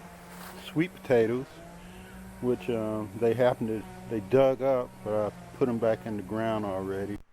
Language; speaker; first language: English; native; English